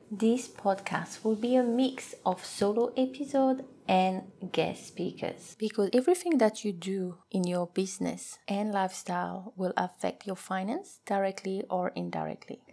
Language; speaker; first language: English; non-native, fluent; French